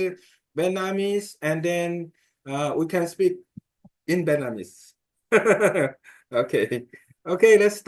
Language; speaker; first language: English; non-native, learner; Korean